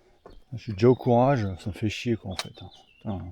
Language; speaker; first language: French; native; French